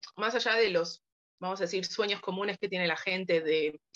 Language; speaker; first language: Spanish; native; Spanish